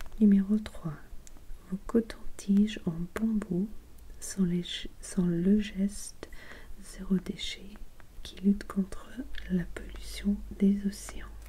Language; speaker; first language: French; non-native, fluent; English